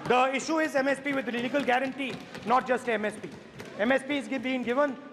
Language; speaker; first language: English; non-native, local second language; Hindi